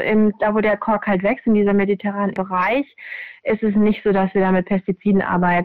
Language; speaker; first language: German; native; German